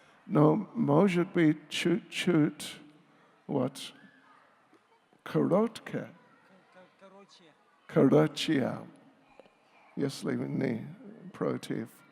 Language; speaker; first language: Russian; non-native, learner; English